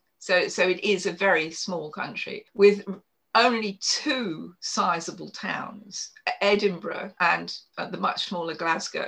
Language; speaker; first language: English; native; English